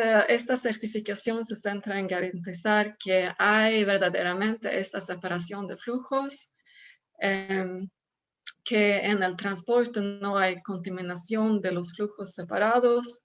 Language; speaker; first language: Spanish; non-native, fluent; Swedish